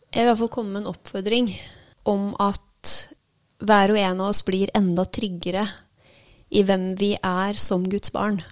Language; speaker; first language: Norwegian; native; Norwegian